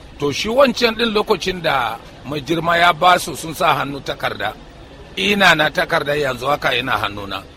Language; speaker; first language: Hausa; non-native, local second language; Kanuri